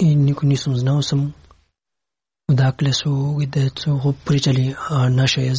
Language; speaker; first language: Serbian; non-native, learner; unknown